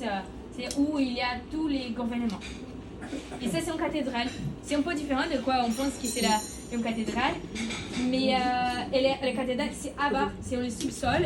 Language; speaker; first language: French; non-native, learner; Portuguese